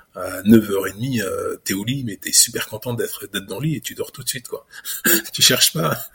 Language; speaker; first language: French; native; French